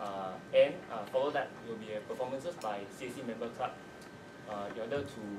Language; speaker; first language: English; non-native, fluent; Vietnamese